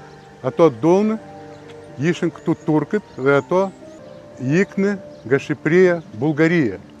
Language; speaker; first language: Albanian; early bilingual, heritage; Albanian